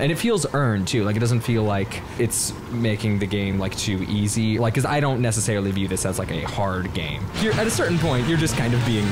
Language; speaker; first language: English; native; English